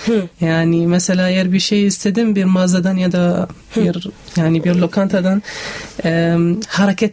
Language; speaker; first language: Turkish; non-native, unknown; Arabic